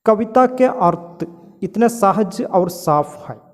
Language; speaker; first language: Hindi; non-native, local second language; Malayalam